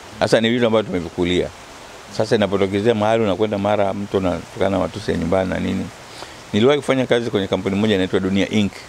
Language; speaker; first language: Swahili; native; Swahili